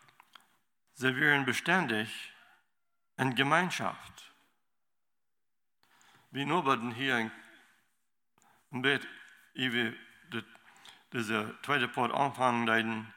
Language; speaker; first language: German; non-native, learner; Low German